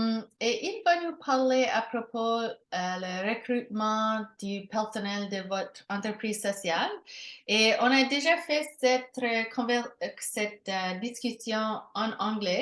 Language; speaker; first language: French; non-native, local second language; English